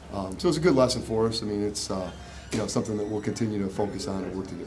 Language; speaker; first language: English; native; English